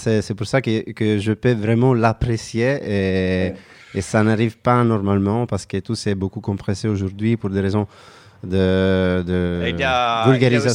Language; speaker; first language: French; non-native, fluent; Italian